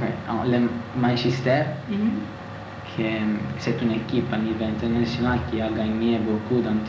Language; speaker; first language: French; non-native, learner; Italian